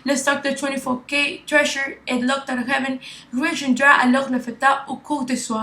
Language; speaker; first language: French; non-native, learner; Spanish